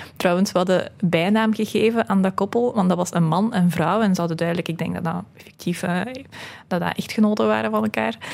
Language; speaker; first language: Dutch; early bilingual, other home language; Russian